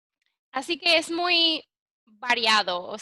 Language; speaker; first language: Spanish; early bilingual, heritage; English